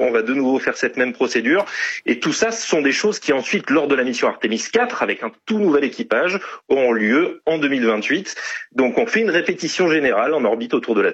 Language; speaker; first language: French; native; French